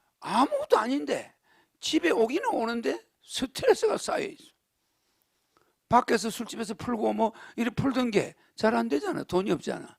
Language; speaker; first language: Korean; native; Korean